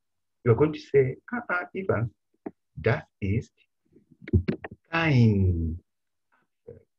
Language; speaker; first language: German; non-native, fluent; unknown